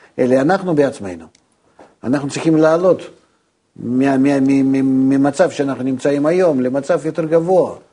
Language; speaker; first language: Hebrew; non-native, fluent; Russian